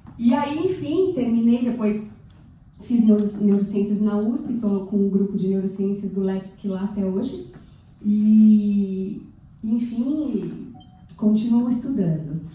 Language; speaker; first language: Portuguese; native; Portuguese